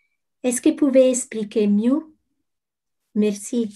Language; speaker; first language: French; non-native, learner; Italian